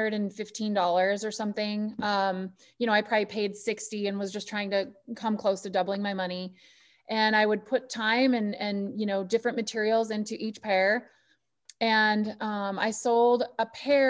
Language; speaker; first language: English; native; English